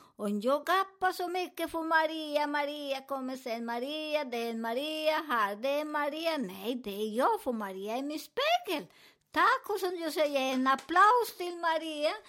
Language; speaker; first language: Swedish; non-native, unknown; Spanish